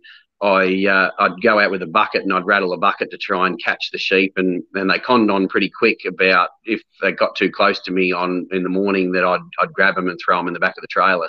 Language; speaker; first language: English; native; English